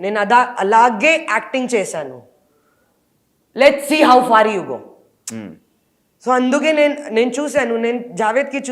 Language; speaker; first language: Telugu; non-native, learner; Hindi